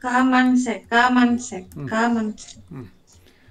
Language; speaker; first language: Korean; non-native, learner; Indonesian